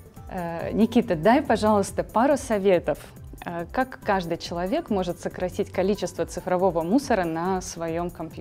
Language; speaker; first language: Russian; native; Russian